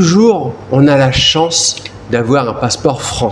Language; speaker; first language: French; native; French